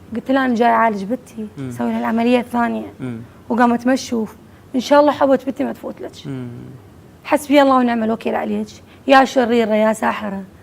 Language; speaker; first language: Arabic; native; Arabic